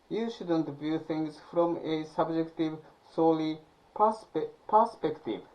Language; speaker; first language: English; non-native, learner; Japanese